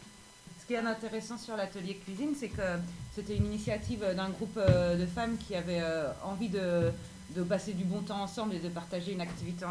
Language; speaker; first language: French; native; French